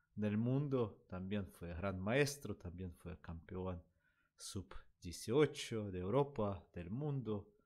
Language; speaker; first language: Spanish; non-native, learner; Russian